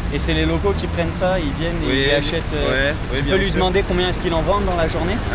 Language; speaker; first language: French; native; French